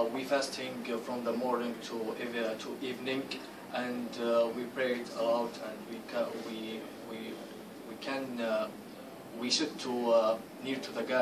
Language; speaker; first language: English; non-native, learner; Arabic